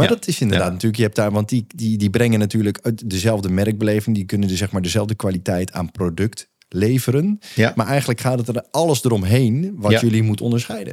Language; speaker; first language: Dutch; native; Dutch